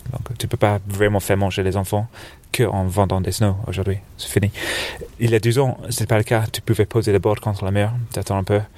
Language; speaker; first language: French; non-native, fluent; English